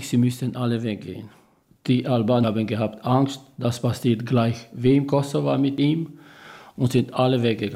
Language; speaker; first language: German; non-native, learner; Albanian